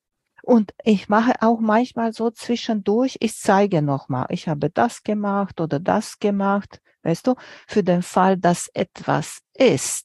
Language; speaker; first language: German; non-native, fluent; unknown